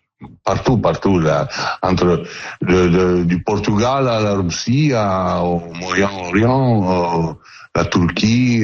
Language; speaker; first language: French; non-native, learner; Italian